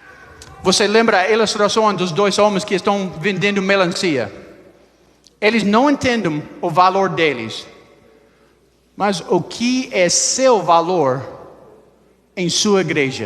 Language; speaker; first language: Portuguese; non-native, learner; English